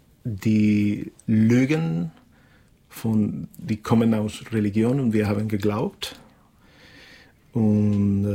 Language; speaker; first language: German; non-native, fluent; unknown